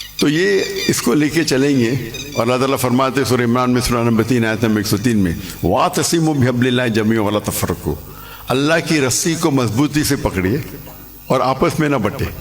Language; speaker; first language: Urdu; non-native, local second language; English